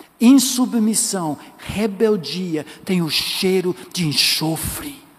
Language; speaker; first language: Portuguese; non-native, fluent; English